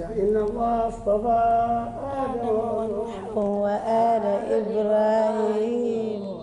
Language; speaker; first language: Arabic; non-native, fluent; Wolof